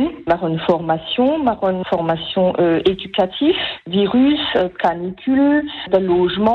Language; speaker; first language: German; non-native, local second language; French